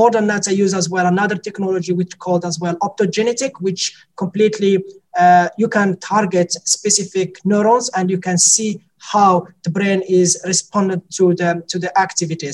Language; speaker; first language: English; non-native, fluent; Arabic